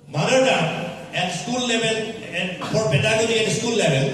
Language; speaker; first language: English; non-native, local second language; Assamese